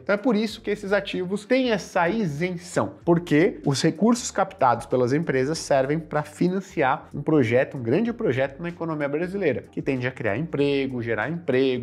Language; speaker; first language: Portuguese; native; Portuguese